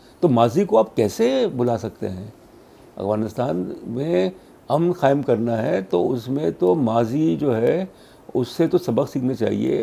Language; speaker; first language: Urdu; native; Urdu